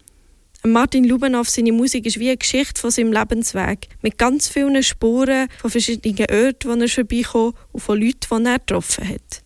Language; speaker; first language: German; native; German